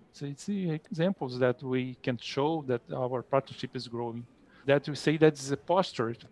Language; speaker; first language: English; non-native, fluent; Portuguese